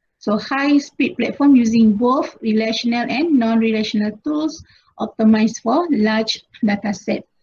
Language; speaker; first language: English; non-native, local second language; Malay